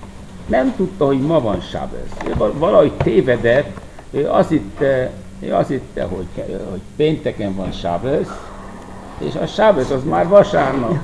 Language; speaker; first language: Hungarian; non-native, fluent; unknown